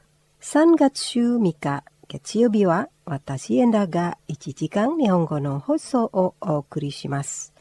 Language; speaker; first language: Japanese; non-native, local second language; Indonesian